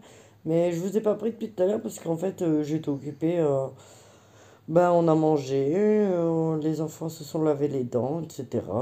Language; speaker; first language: French; native; French